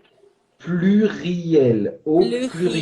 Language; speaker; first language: French; non-native, fluent; Portuguese